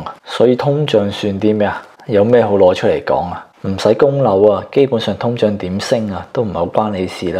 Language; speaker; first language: Cantonese; native; Cantonese